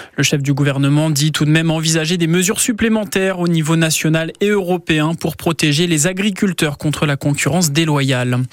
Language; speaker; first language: French; native; French